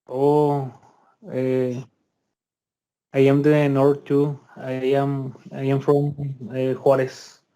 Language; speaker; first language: English; non-native, learner; Spanish